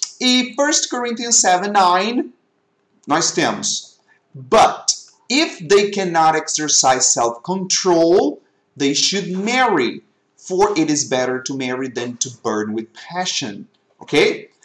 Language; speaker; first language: English; non-native, fluent; Portuguese